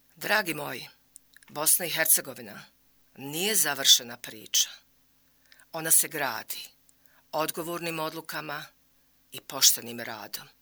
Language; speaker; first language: Bosnian; native; Bosnian